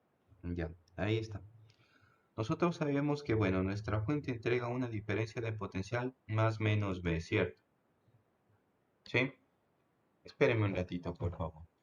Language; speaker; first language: Spanish; native; Spanish